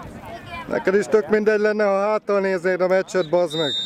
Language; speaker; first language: Hungarian; native; Hungarian